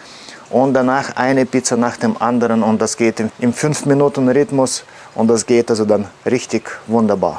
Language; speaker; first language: German; non-native, fluent; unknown